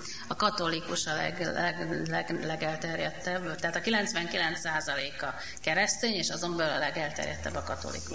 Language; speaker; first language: Hungarian; native; Hungarian